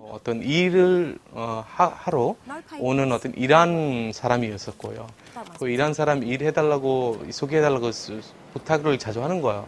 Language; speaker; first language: Korean; non-native, fluent; Bangla